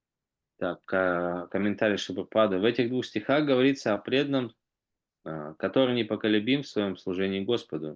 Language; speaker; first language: Russian; native; Russian